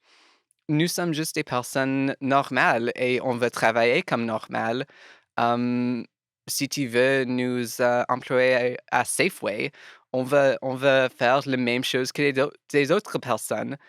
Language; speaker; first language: French; non-native, local second language; English